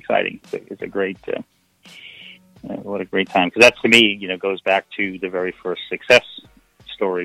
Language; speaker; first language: English; native; English